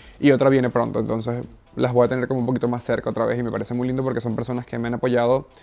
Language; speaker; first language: Spanish; native; Spanish